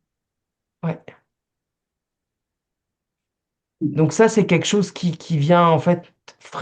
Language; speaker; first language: French; native; French